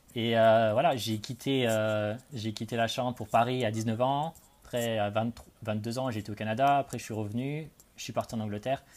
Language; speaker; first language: French; native; French